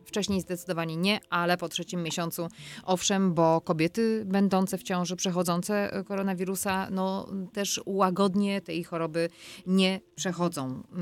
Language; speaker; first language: Polish; native; Polish